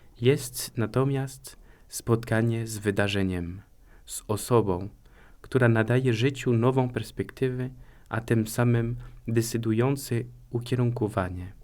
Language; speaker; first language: Polish; non-native, fluent; French